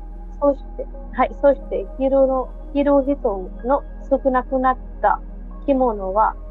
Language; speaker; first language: Japanese; non-native, learner; Hindi